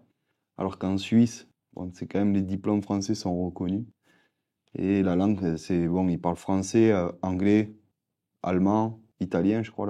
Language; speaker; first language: French; native; French